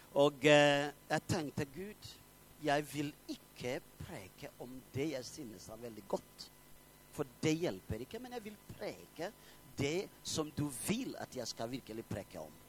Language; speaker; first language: Norwegian; non-native, fluent; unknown